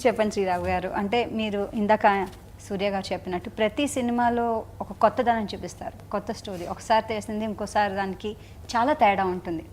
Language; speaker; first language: Telugu; native; Telugu